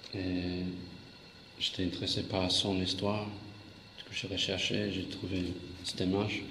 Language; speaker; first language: French; non-native, fluent; English